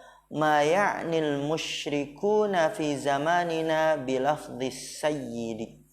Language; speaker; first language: Arabic; non-native, fluent; Indonesian